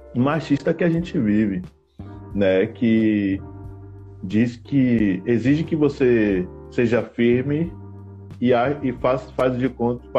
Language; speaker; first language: Portuguese; native; Portuguese